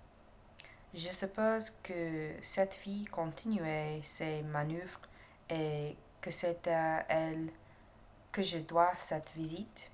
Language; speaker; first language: French; non-native, learner; English